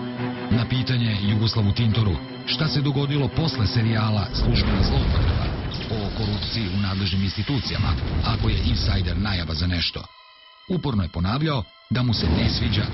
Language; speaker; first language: Serbian; native; Serbian